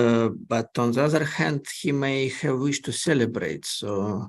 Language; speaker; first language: English; non-native, fluent; Russian